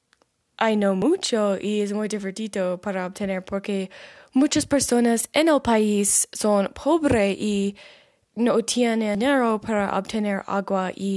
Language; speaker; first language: Spanish; non-native, learner; English